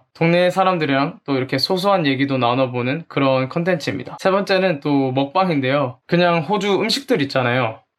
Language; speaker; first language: Korean; native; Korean